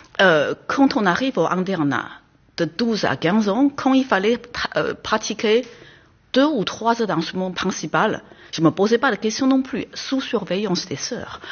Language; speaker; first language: French; non-native, fluent; Chinese